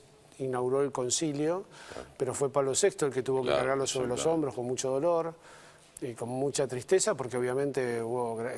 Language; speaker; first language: Spanish; native; Spanish